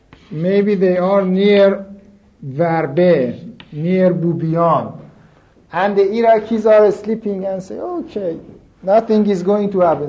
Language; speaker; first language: English; non-native, fluent; Persian